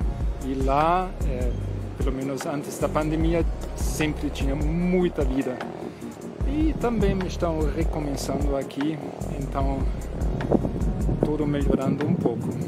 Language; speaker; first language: Portuguese; non-native, fluent; German